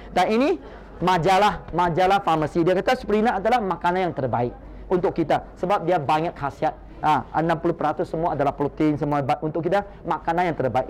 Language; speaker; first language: Malay; non-native, local second language; Chinese